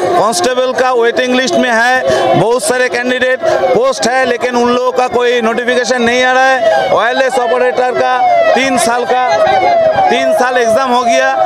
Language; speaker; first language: Hindi; non-native, local second language; Bangla